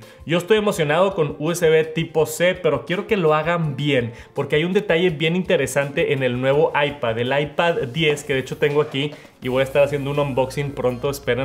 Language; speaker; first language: Spanish; native; Spanish